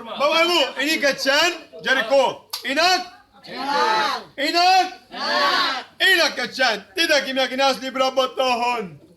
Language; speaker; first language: Indonesian; non-native, learner; Arabic